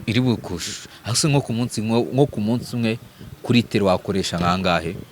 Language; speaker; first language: Kinyarwanda; native; Kinyarwanda